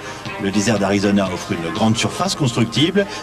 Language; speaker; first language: French; native; French